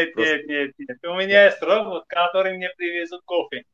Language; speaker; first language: Russian; non-native, fluent; Armenian